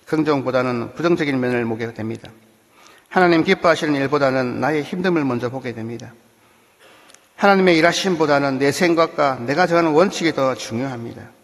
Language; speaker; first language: Korean; native; Korean